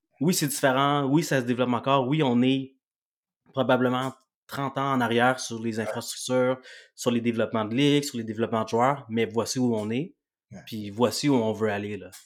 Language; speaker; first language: French; native; French